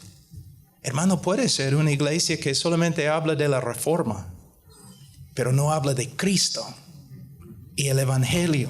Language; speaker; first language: Spanish; non-native, fluent; English